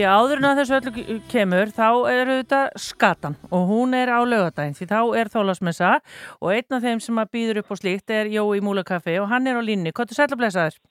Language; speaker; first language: Icelandic; native; Icelandic